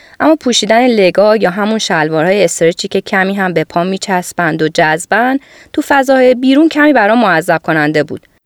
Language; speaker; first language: Persian; native; Persian